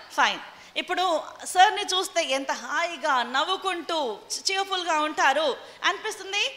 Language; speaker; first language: Telugu; non-native, local second language; Hindi